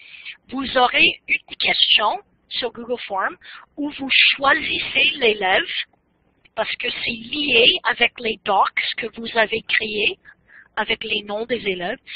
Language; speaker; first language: French; non-native, fluent; English